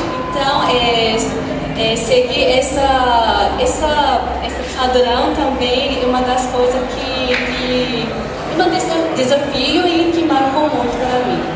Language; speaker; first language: Portuguese; non-native, fluent; Japanese